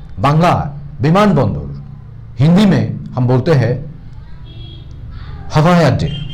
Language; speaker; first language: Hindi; non-native, local second language; Bangla